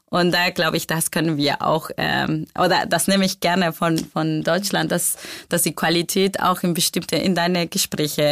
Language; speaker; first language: German; non-native, fluent; Spanish